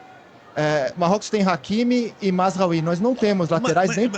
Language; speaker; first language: Portuguese; native; Portuguese